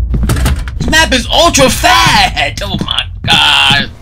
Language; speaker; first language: English; native; English